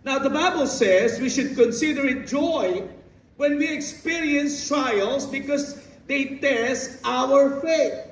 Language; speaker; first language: English; non-native, local second language; Filipino